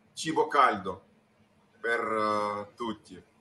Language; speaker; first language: Italian; non-native, learner; Ukrainian